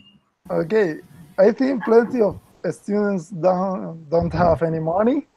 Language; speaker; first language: English; non-native, learner; Spanish